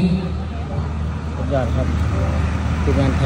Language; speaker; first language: Thai; native; Thai